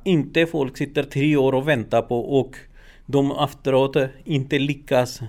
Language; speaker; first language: Swedish; non-native, learner; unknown